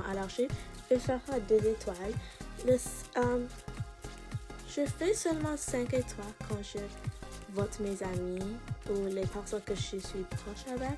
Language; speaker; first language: French; non-native, learner; English